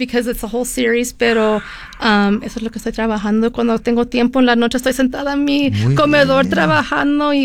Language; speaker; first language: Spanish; early bilingual, heritage; Spanish